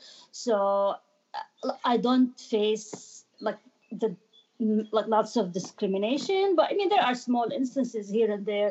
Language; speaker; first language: English; non-native, fluent; Arabic